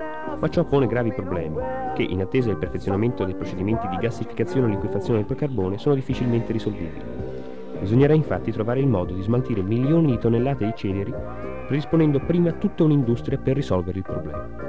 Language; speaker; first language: Italian; native; Italian